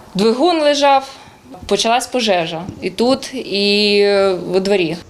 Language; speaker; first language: Ukrainian; native; Ukrainian